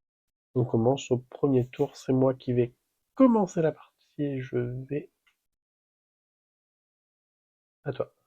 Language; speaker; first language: French; native; French